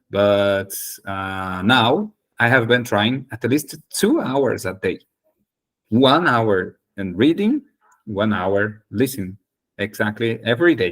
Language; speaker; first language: English; non-native, fluent; Portuguese